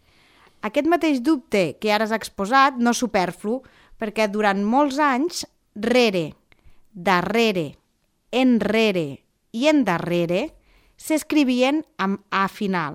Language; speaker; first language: Catalan; native; Catalan